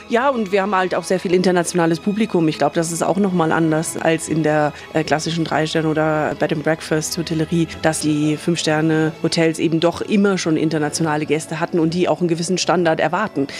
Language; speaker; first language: German; native; German